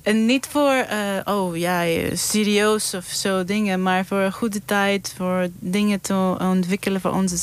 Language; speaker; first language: Dutch; non-native, learner; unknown